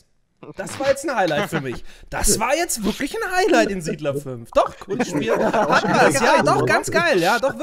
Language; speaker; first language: German; native; German